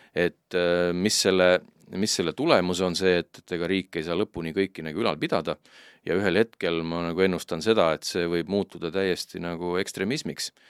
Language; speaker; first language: Estonian; native; Estonian